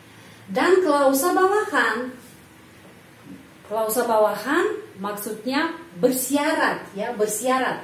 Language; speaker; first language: Indonesian; non-native, fluent; Russian